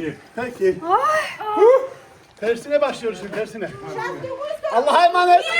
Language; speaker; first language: Turkish; native; Turkish